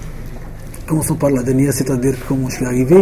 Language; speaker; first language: French; non-native, local second language; Arabic